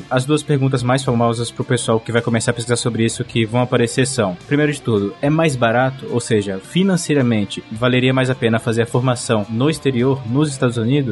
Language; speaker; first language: Portuguese; native; Portuguese